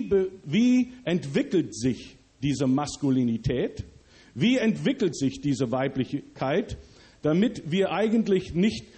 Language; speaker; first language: German; early bilingual, other home language; English